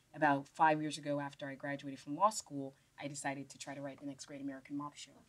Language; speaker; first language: English; native; English